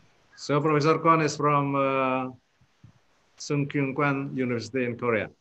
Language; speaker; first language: English; non-native, fluent; Indonesian